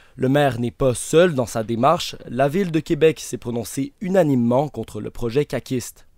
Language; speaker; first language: French; native; French